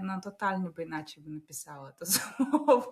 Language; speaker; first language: Polish; non-native, fluent; Russian